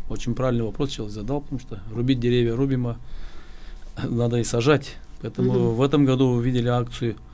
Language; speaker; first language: Russian; non-native, local second language; Gagauz